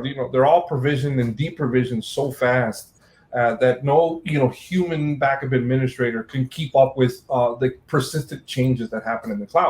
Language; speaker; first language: English; native; English